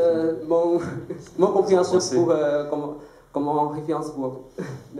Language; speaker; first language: French; non-native, fluent; Chinese